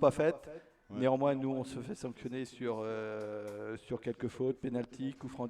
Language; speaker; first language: French; native; French